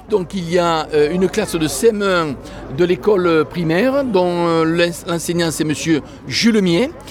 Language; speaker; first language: French; native; French